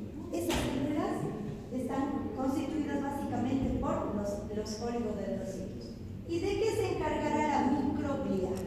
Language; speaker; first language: Spanish; native; Spanish